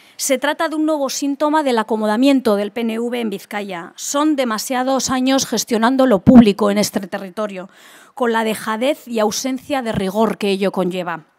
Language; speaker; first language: Spanish; native; Spanish